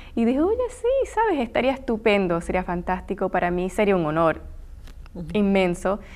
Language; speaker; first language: Spanish; native; Spanish